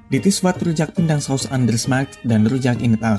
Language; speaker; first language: Dutch; non-native, fluent; Indonesian